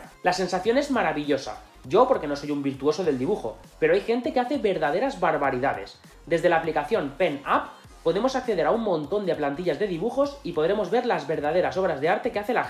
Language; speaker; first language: Spanish; native; Spanish